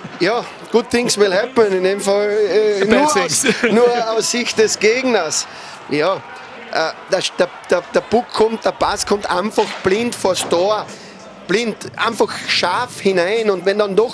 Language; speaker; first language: German; native; German